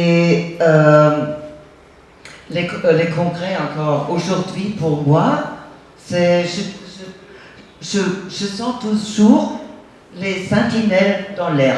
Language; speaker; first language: French; non-native, fluent; German